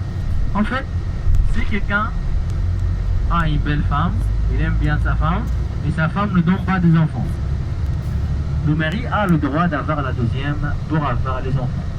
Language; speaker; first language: French; non-native, learner; Arabic